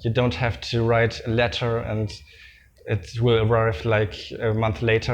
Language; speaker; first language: English; non-native, fluent; German